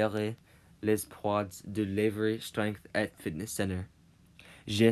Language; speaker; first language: French; non-native, learner; English